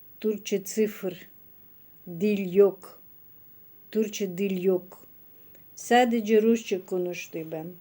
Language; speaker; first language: Turkish; non-native, learner; Russian